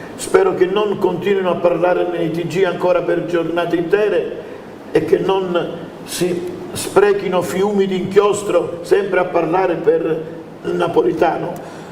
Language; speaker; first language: Italian; native; Italian